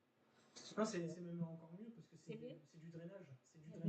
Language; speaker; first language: French; native; French